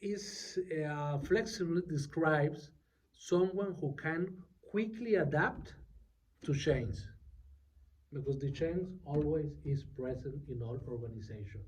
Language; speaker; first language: English; non-native, learner; Spanish